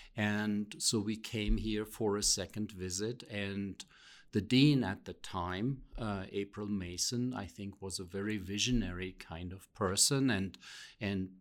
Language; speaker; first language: English; non-native, fluent; German